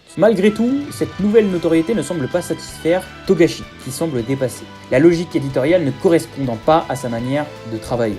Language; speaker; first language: French; native; French